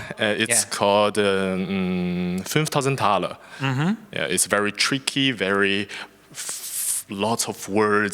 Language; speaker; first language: English; non-native, fluent; Chinese